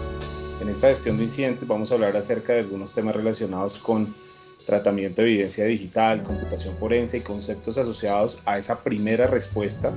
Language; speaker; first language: Spanish; native; Spanish